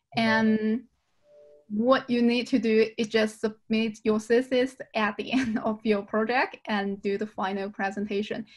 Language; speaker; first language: English; non-native, fluent; Chinese